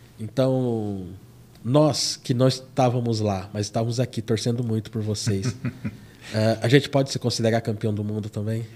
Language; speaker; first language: Portuguese; native; Portuguese